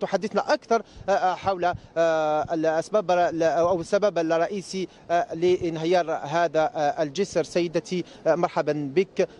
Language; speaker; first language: Arabic; native; Arabic